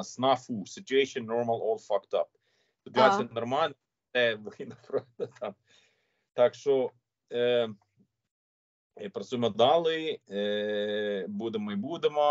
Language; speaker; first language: Ukrainian; non-native, learner; Swedish